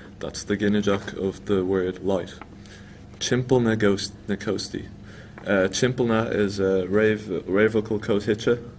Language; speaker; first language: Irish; non-native, local second language; English